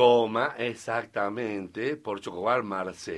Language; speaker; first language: Spanish; native; Spanish